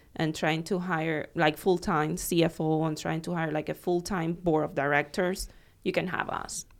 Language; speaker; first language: English; non-native, fluent; Spanish